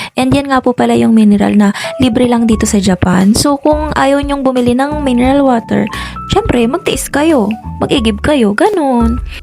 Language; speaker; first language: Filipino; native; Filipino